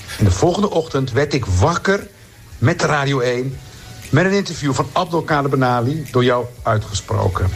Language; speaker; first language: Dutch; early bilingual, other home language; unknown